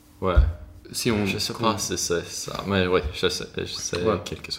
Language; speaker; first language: French; non-native, learner; Swedish